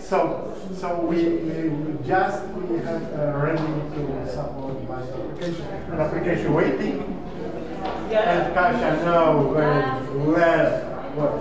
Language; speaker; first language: English; non-native, learner; Polish